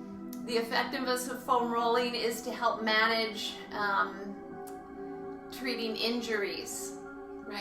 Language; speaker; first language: English; native; English